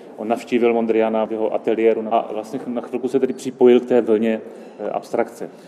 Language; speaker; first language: Czech; native; Czech